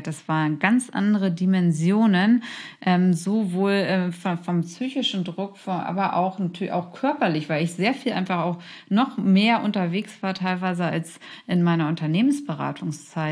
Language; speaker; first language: German; native; German